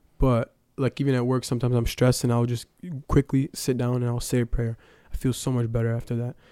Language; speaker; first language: English; early bilingual, other home language; Ukrainian